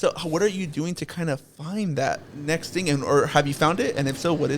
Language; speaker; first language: English; native; English